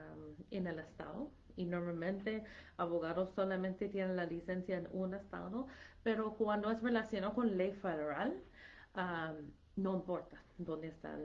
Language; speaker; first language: Spanish; non-native, fluent; English